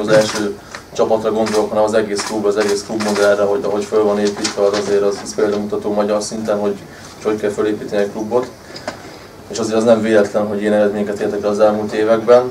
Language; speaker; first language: Hungarian; native; Hungarian